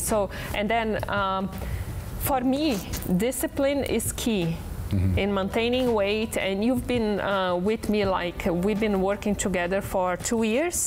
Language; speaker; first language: English; non-native, fluent; Portuguese